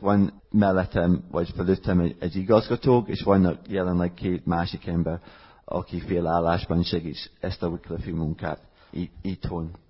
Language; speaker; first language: Hungarian; non-native, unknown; English